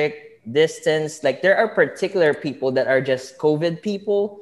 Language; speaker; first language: English; non-native, local second language; Filipino